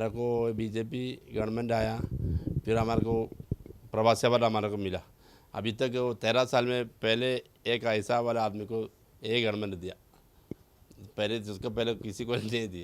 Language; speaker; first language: Hindi; non-native, local second language; Malayalam